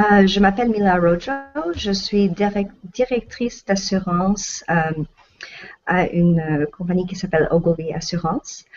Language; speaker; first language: French; non-native, local second language; English